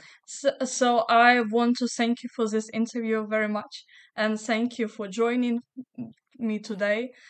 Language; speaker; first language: English; non-native, fluent; Ukrainian